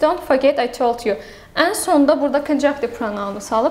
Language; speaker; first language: English; non-native, fluent; Azerbaijani